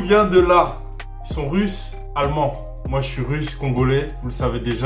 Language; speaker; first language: French; native; French